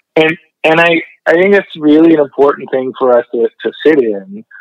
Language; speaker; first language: English; native; English